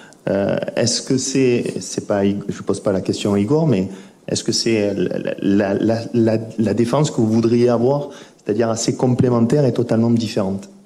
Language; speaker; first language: French; native; French